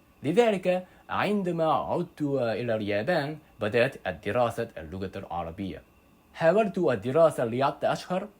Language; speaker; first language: Arabic; non-native, learner; Japanese